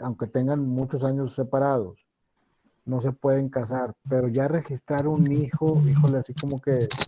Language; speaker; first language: Spanish; native; Spanish